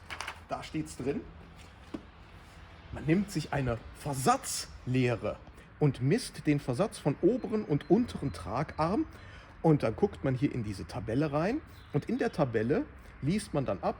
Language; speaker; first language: German; native; German